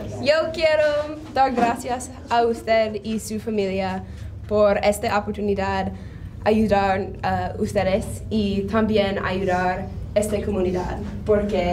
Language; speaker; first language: Spanish; non-native, learner; English